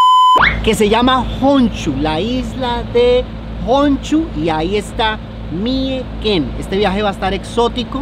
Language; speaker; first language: Spanish; native; Spanish